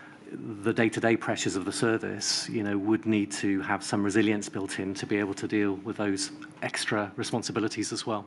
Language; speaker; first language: English; native; English